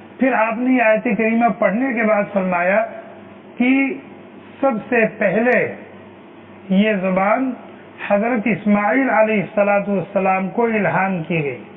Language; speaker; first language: Urdu; native; Urdu